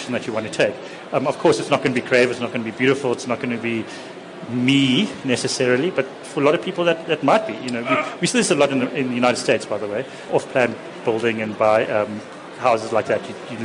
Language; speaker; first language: English; native; English